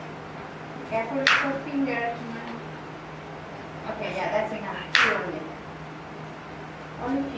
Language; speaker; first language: English; non-native, learner; Vietnamese